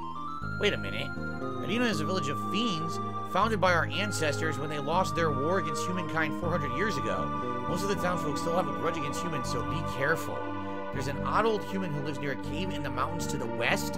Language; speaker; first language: English; native; English